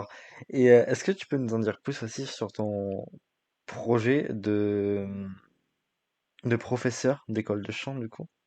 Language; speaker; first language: French; native; French